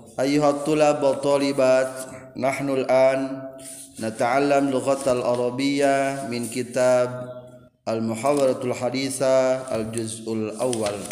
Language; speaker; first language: Arabic; non-native, fluent; Indonesian